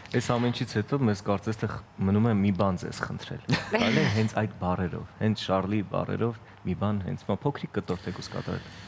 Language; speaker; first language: Armenian; native; Armenian